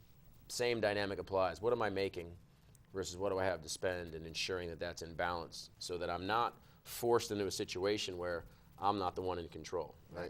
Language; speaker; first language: English; native; English